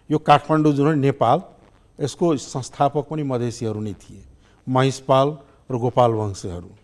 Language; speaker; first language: Nepali; non-native, local second language; Maithili